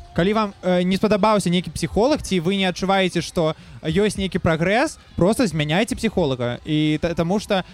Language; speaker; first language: Belarusian; non-native, local second language; Russian